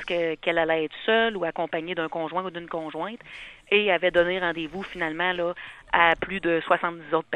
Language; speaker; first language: French; native; French